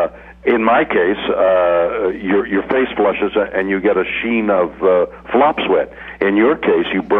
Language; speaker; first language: English; native; English